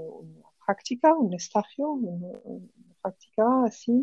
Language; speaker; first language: Spanish; non-native, fluent; French